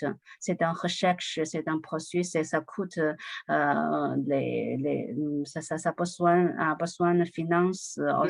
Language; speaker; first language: French; non-native, learner; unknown